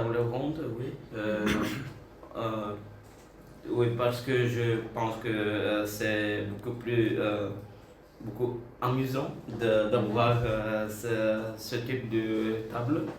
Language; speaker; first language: French; non-native, learner; Bulgarian